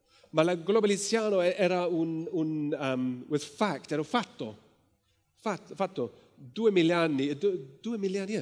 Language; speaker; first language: Italian; non-native, learner; English